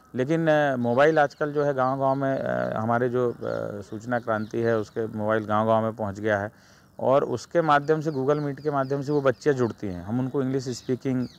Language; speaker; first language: Hindi; native; Hindi